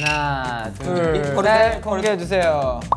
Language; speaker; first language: Korean; native; Korean